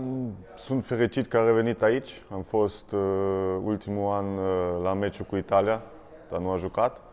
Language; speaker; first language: Romanian; early bilingual, heritage; German